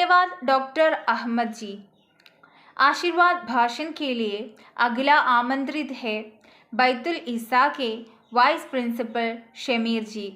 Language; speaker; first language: Hindi; non-native, local second language; Malayalam